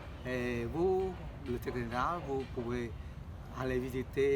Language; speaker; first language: French; non-native, fluent; Khmer